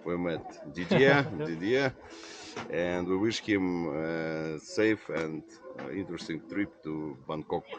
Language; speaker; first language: English; non-native, fluent; Russian